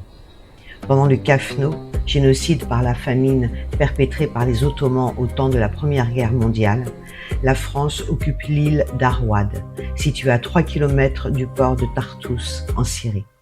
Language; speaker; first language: French; native; French